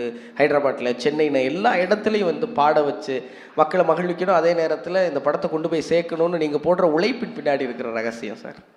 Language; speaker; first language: Tamil; native; Tamil